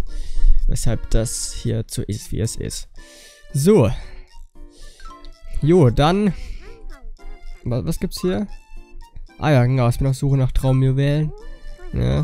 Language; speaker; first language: German; native; German